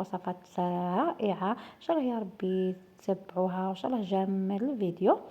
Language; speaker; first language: Arabic; native; Arabic